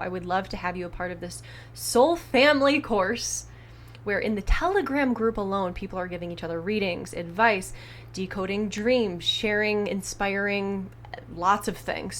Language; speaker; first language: English; native; English